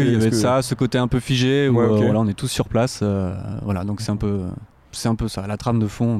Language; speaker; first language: French; native; French